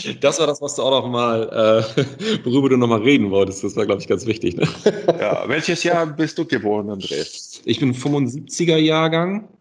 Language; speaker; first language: German; native; German